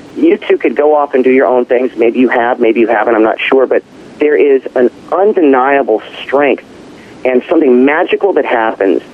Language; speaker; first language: English; native; English